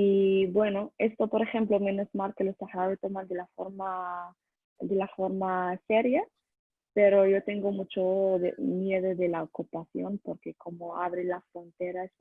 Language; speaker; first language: Spanish; non-native, learner; Arabic